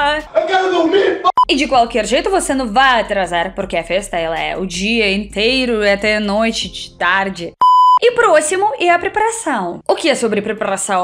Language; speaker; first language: Portuguese; non-native, fluent; Russian